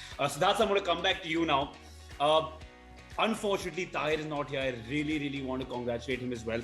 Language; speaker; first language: English; non-native, local second language; Hindi